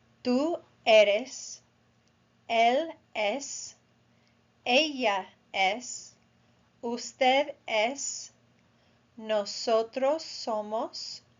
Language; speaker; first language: Spanish; non-native, fluent; English